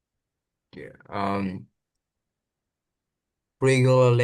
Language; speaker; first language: English; non-native, learner; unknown